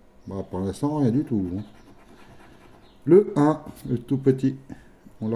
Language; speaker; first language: French; native; French